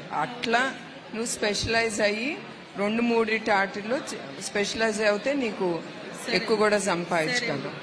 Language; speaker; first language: Telugu; native; Telugu